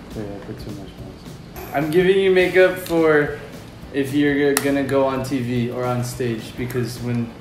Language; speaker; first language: English; native; English